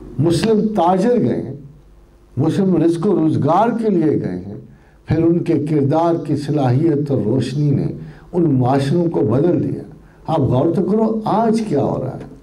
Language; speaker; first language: Urdu; non-native, local second language; Punjabi